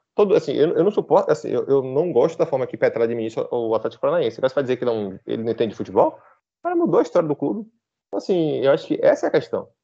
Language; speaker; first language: Portuguese; native; Portuguese